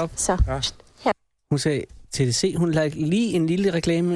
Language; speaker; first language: Danish; native; Danish